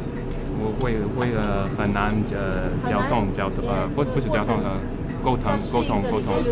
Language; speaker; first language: Chinese; non-native, fluent; English